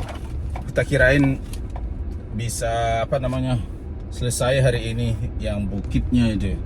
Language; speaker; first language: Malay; non-native, local second language; Balinese